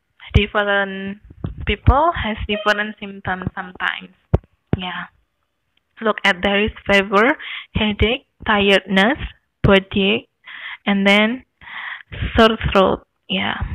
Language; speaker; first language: English; non-native, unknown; Indonesian